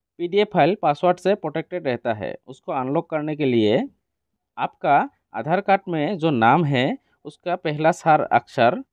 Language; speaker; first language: Hindi; non-native, local second language; Assamese